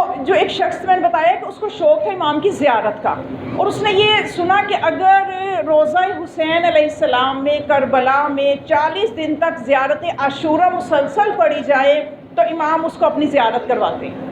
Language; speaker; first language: Urdu; native; Urdu